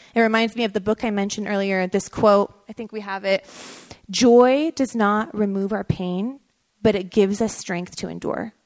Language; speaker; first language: English; early bilingual, other home language; Persian